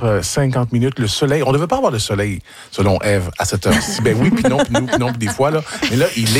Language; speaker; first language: French; native; French